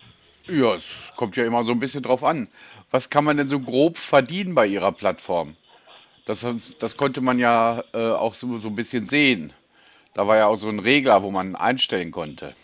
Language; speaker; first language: German; native; German